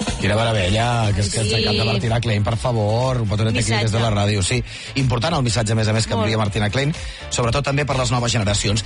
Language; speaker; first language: Catalan; native; Catalan